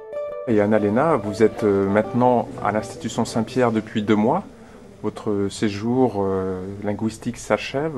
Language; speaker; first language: French; native; French